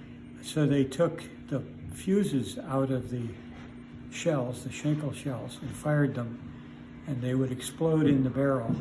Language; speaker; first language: English; native; English